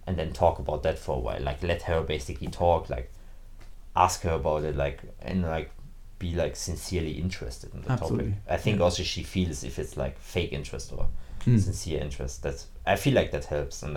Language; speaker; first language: English; non-native, fluent; German